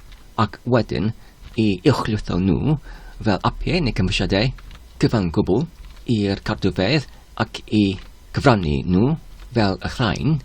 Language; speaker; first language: Welsh; non-native, learner; Polish